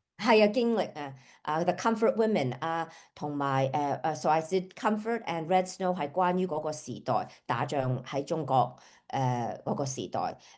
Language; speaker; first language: Cantonese; early bilingual, heritage; Cantonese